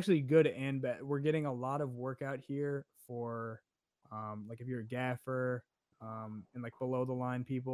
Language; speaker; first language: English; native; English